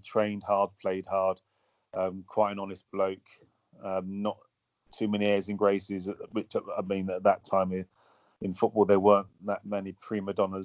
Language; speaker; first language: English; native; English